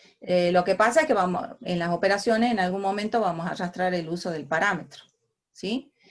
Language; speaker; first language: Spanish; native; Spanish